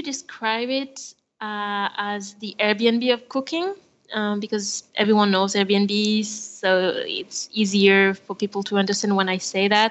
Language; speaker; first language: English; non-native, fluent; French